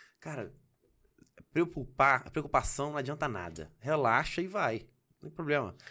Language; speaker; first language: Portuguese; native; Portuguese